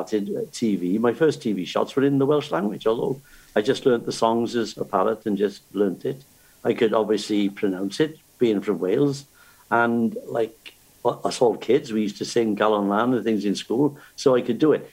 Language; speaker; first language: English; native; English